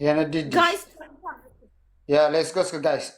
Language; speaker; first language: English; non-native, learner; Tigrinya